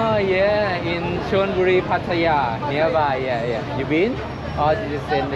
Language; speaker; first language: English; non-native, learner; Thai